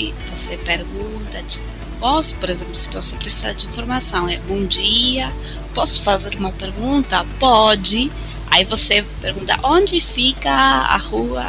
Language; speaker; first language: Portuguese; non-native, fluent; Spanish